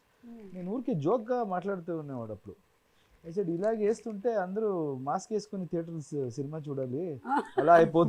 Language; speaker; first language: Telugu; non-native, learner; Kannada